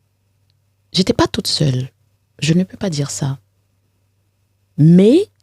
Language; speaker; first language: French; non-native, local second language; Haitian Creole